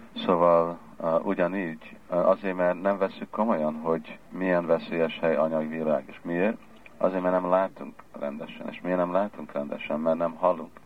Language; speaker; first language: Hungarian; early bilingual, heritage; Hungarian